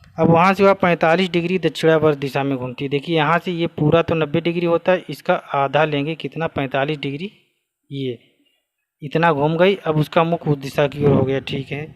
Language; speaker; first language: Hindi; native; Hindi